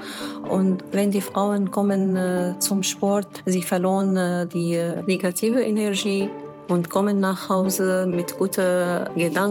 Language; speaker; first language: German; non-native, learner; Arabic